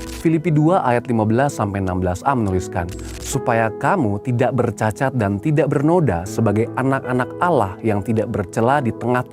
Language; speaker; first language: Indonesian; native; Indonesian